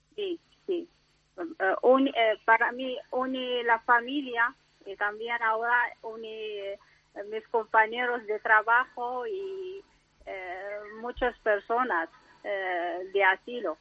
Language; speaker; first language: Spanish; non-native, learner; Arabic